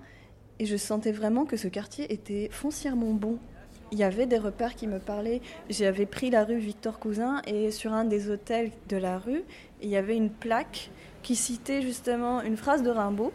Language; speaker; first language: French; non-native, local second language; Arabic